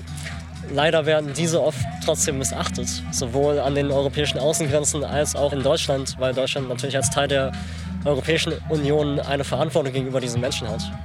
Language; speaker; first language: German; native; German